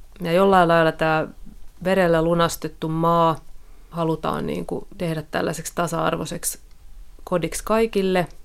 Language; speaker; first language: Finnish; native; Finnish